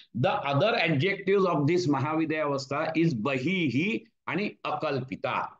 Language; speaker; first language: English; non-native, local second language; Marathi